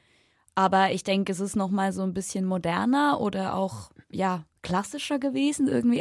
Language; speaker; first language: German; native; German